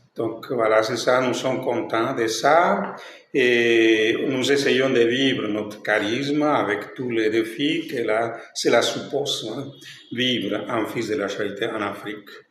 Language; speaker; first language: French; non-native, fluent; Spanish